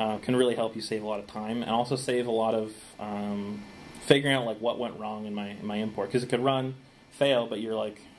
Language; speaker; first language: English; native; English